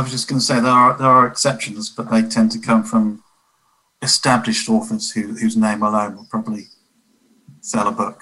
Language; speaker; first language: English; native; English